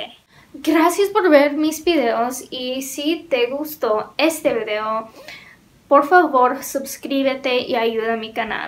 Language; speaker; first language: Spanish; non-native, learner; English